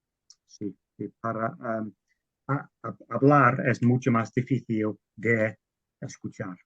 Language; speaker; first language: Spanish; non-native, learner; English